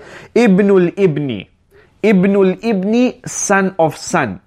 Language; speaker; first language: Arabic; non-native, fluent; English